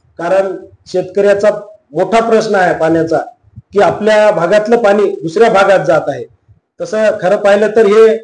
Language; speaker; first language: Marathi; native; Marathi